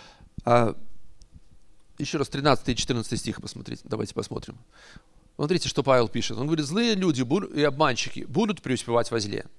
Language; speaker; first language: Russian; native; Russian